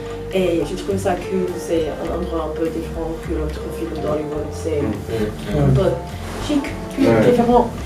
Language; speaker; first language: French; non-native, fluent; English